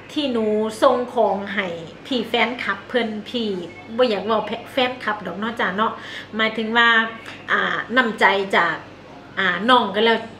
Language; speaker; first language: Thai; native; Thai